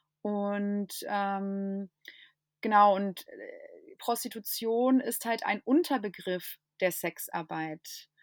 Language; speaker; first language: German; non-native, fluent; English